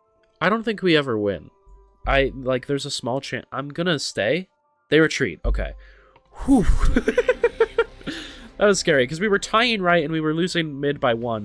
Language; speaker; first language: English; native; English